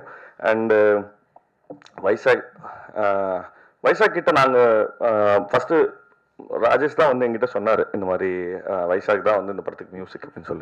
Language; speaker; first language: Tamil; native; Tamil